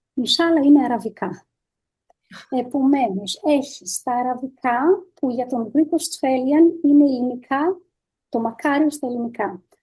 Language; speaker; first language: Greek; early bilingual, heritage; Greek